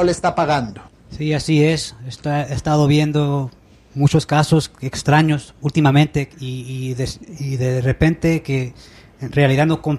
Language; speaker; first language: Spanish; early bilingual, heritage; Spanish